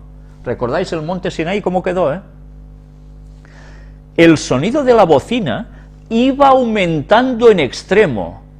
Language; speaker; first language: Spanish; native; Spanish